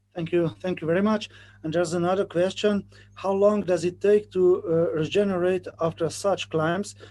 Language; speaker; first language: English; non-native, fluent; Slovenian